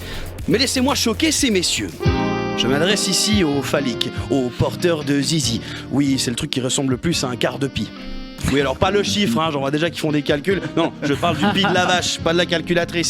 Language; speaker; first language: French; native; French